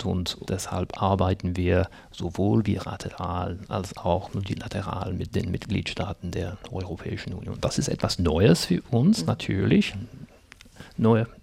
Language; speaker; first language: German; non-native, fluent; English